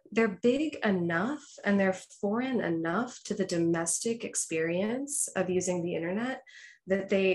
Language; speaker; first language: English; native; English